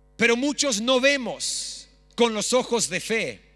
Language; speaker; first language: Spanish; early bilingual, other home language; English